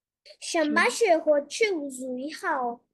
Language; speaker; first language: Chinese; non-native, learner; Urdu